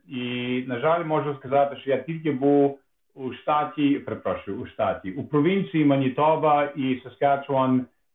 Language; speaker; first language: Ukrainian; early bilingual, heritage; Ukrainian